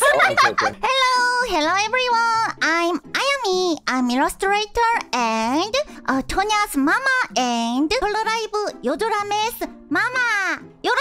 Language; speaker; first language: English; non-native, learner; Korean